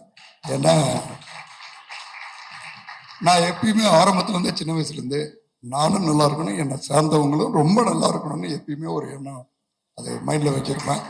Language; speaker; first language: Tamil; native; Tamil